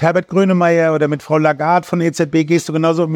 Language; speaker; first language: German; native; German